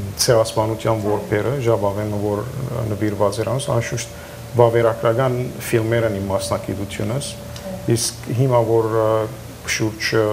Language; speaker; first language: Armenian; native; Armenian